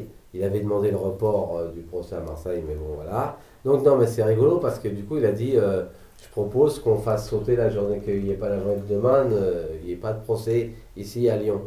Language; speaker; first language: French; native; French